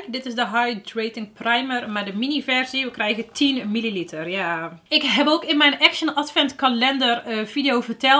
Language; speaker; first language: Dutch; native; Dutch